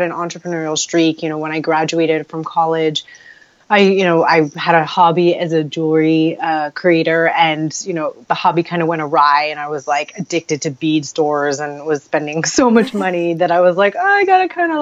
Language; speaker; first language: English; native; English